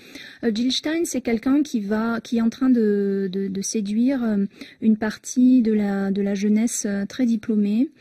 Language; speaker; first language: French; native; French